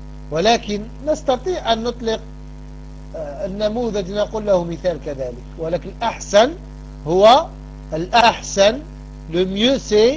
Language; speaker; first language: Arabic; non-native, fluent; French